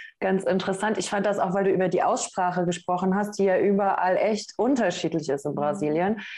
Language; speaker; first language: German; native; German